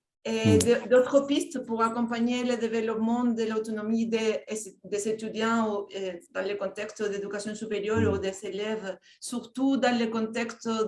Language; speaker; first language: French; non-native, fluent; Spanish